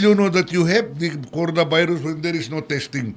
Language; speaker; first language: English; non-native, local second language; Chavacano